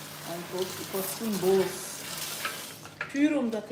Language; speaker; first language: Dutch; non-native, fluent; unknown